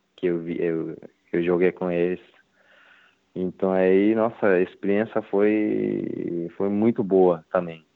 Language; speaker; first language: Portuguese; non-native, learner; Japanese